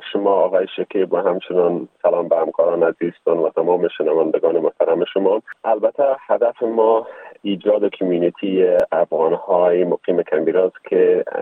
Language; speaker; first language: Persian; native; Persian